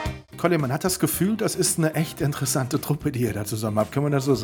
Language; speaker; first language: German; native; German